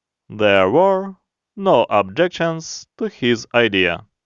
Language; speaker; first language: English; non-native, fluent; Ukrainian